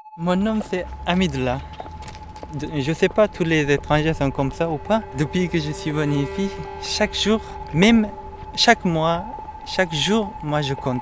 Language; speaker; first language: French; non-native, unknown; Persian